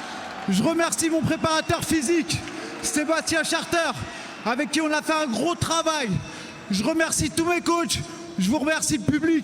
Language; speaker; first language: French; native; French